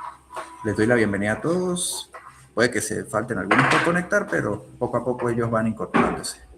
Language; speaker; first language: Spanish; native; Spanish